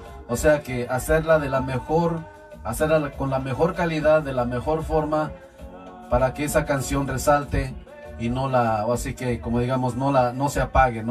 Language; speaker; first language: Spanish; native; Spanish